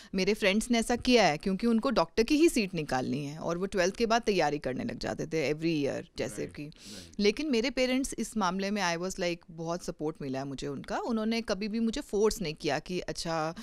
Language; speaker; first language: Hindi; native; Hindi